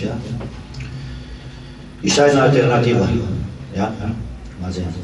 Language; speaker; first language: German; non-native, fluent; Romanian